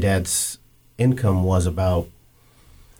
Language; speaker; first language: English; non-native, local second language; Kannada